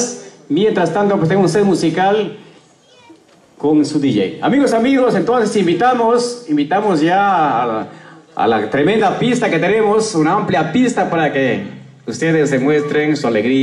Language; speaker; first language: Spanish; native; Spanish